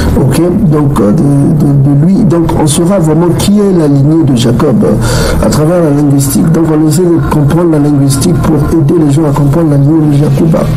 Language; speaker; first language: French; non-native, local second language; Kongo